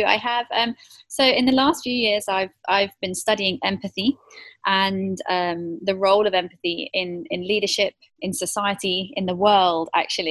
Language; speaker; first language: English; native; English